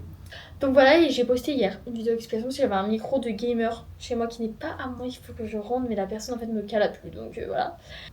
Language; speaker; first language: French; native; French